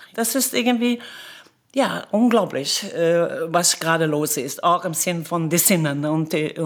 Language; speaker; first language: German; non-native, fluent; Norwegian